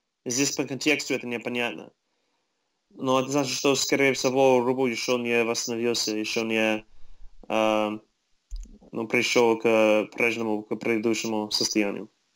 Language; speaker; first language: Russian; non-native, fluent; English